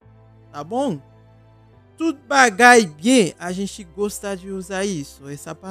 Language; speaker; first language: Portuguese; non-native, fluent; Haitian Creole